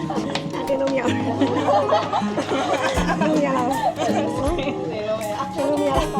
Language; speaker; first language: Chinese; early bilingual, heritage; Chinese